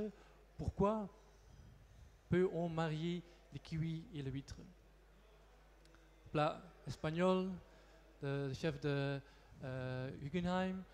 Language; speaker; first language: French; non-native, local second language; Dutch